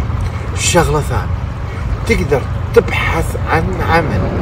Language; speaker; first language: Arabic; native; Arabic